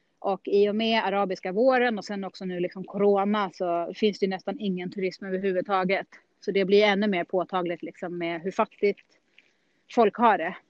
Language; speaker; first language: Swedish; native; Swedish